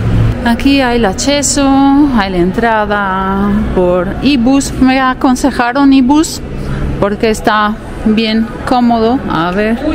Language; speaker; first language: Spanish; non-native, fluent; Italian